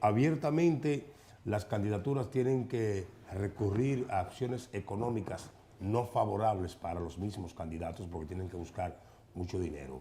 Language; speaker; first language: Spanish; native; Spanish